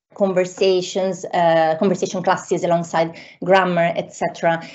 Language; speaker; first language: English; non-native, fluent; Italian